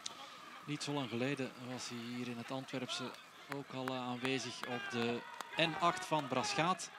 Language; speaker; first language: Dutch; native; Dutch